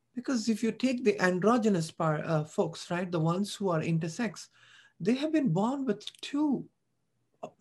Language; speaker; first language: English; non-native, local second language; Tamil